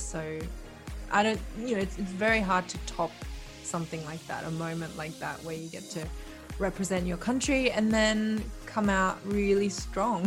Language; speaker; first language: English; early bilingual, other home language; Korean